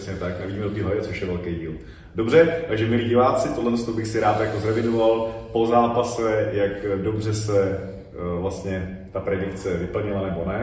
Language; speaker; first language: Czech; native; Czech